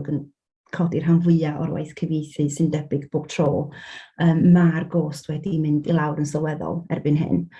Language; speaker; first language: Welsh; native; Welsh